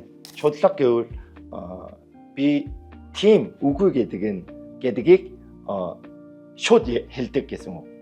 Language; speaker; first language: Mongolian; non-native, learner; Korean